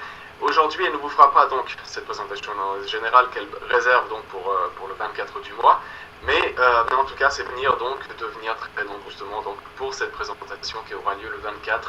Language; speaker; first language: French; native; French